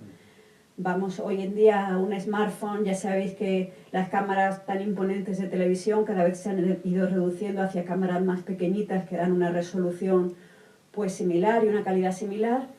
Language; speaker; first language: Spanish; native; Spanish